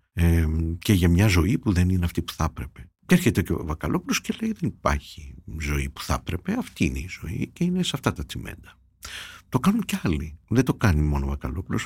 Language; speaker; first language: Greek; early bilingual, heritage; Greek